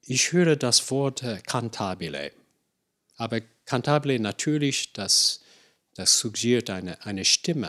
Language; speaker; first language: German; non-native, fluent; English